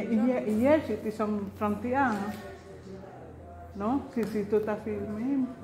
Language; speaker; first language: French; non-native, learner; Filipino